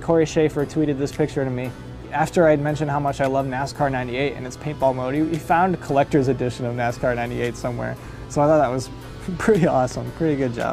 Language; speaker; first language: English; native; English